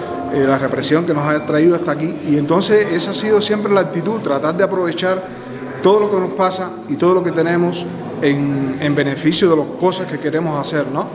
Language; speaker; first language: Spanish; native; Spanish